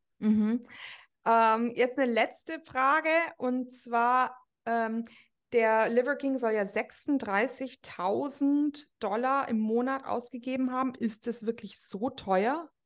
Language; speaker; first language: German; native; German